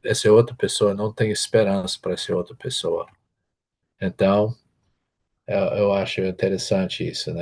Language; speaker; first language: Portuguese; non-native, fluent; English